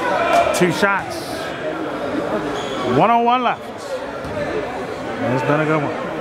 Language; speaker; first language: English; native; English